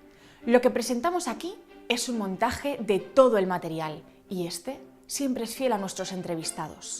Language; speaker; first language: Spanish; native; Spanish